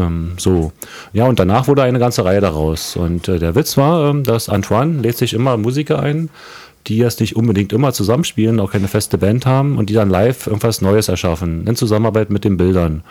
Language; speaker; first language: German; native; German